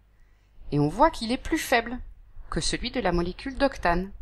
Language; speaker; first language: French; native; French